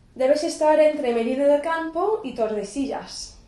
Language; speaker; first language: Spanish; non-native, fluent; English